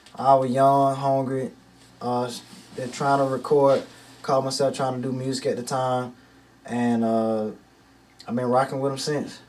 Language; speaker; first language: English; native; English